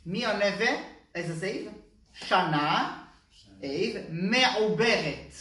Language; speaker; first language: Hungarian; non-native, learner; Hebrew